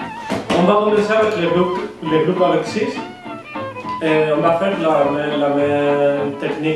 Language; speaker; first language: French; non-native, learner; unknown